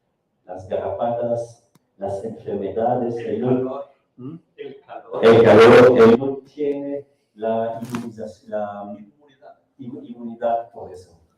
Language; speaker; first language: Spanish; non-native, fluent; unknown